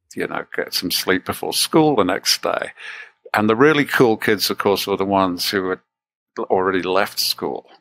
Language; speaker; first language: English; native; English